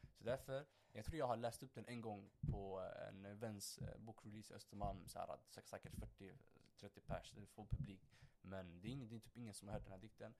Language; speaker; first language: Swedish; early bilingual, other home language; Somali